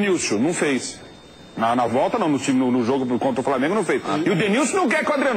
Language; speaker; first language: Portuguese; native; Portuguese